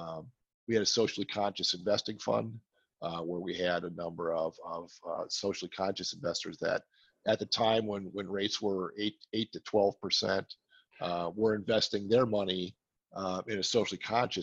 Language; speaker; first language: English; native; English